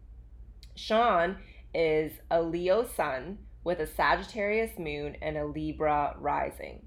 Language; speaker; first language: English; native; English